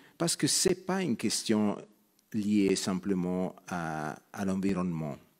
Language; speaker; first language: French; non-native, local second language; Italian